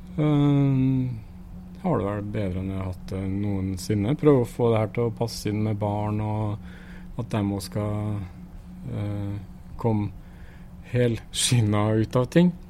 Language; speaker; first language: Norwegian; native; Norwegian